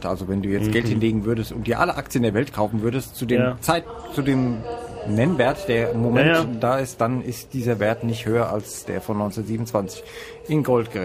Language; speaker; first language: German; native; German